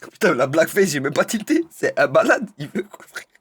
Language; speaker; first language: French; native; French